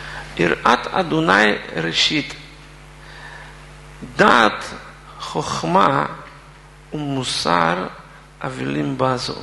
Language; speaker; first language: Hebrew; non-native, fluent; Russian